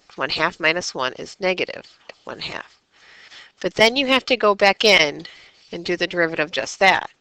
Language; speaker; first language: English; native; English